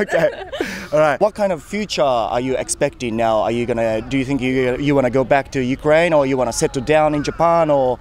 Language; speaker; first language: English; non-native, fluent; Japanese